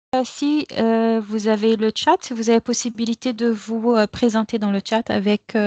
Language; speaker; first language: French; native; French